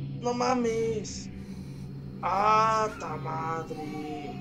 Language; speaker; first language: Spanish; native; Spanish